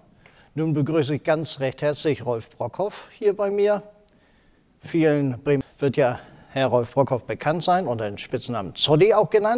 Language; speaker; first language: German; native; German